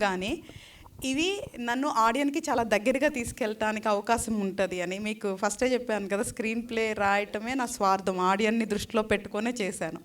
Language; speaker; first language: Telugu; native; Telugu